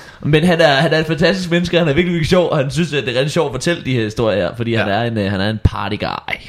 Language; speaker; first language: Danish; native; Danish